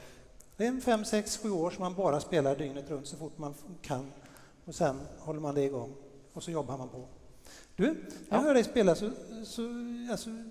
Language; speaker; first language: Swedish; native; Swedish